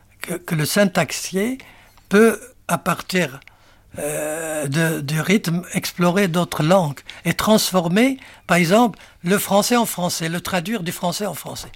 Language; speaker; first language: French; non-native, local second language; Arabic